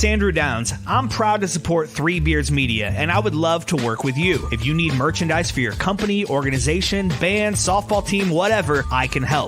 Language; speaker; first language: English; native; English